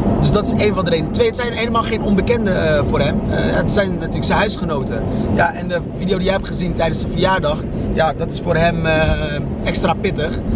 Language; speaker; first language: Dutch; early bilingual, other home language; Arabic